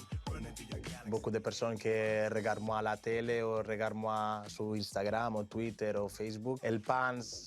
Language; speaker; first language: French; non-native, learner; Spanish